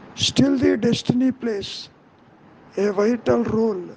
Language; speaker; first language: English; non-native, local second language; Telugu